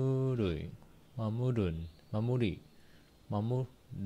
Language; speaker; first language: Korean; non-native, learner; Chinese